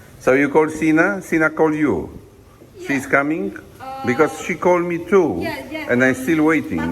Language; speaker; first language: English; non-native, learner; Polish